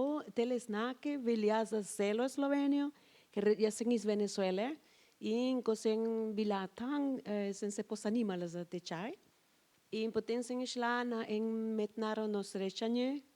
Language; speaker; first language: Slovenian; non-native, fluent; Spanish